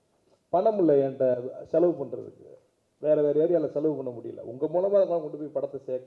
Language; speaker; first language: Tamil; native; Tamil